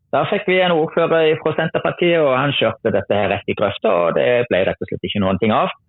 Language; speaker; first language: Norwegian; non-native, fluent; German